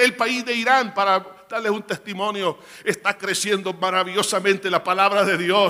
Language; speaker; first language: Spanish; native; Spanish